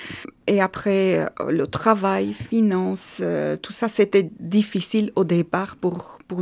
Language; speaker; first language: French; non-native, learner; Armenian